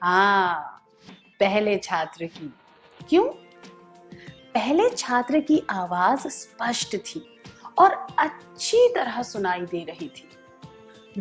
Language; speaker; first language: Hindi; native; Hindi